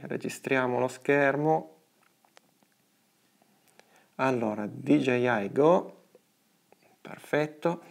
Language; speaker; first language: Italian; native; Italian